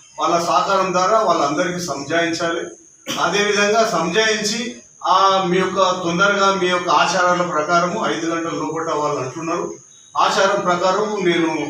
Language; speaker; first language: Telugu; non-native, local second language; Lambadi